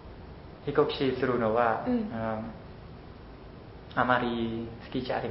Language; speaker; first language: Japanese; non-native, learner; Khmer